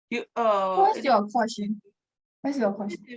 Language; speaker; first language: English; non-native, learner; Burmese